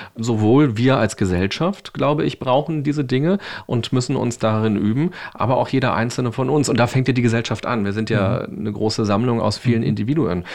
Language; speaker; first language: German; native; German